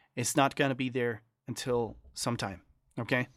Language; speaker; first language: English; non-native, fluent; French